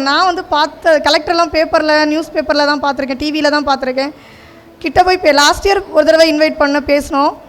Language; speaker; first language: Tamil; native; Tamil